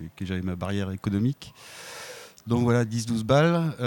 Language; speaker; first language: French; native; French